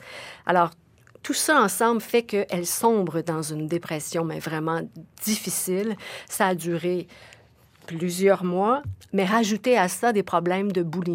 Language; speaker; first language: French; native; French